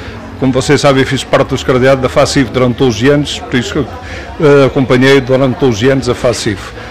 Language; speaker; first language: Portuguese; native; Portuguese